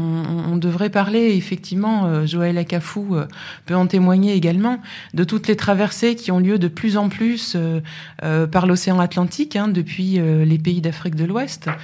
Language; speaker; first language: French; native; French